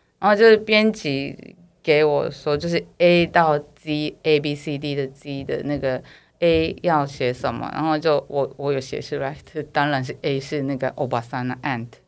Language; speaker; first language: Chinese; non-native, fluent; Japanese